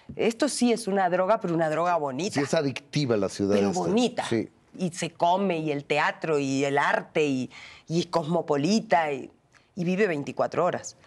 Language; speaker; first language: Spanish; native; Spanish